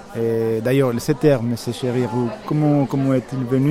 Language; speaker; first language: French; native; French